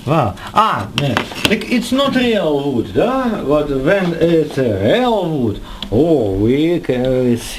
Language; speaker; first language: English; non-native, learner; Russian